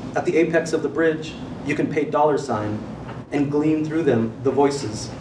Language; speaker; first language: English; native; English